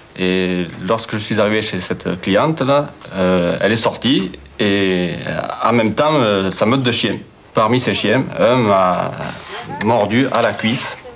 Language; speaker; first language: French; native; French